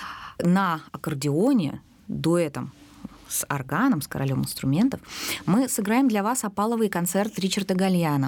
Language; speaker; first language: Russian; native; Russian